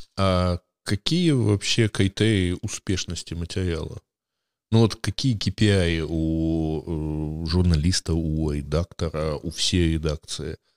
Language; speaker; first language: Ukrainian; non-native, local second language; Russian